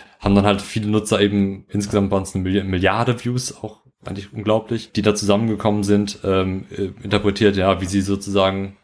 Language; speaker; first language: German; native; German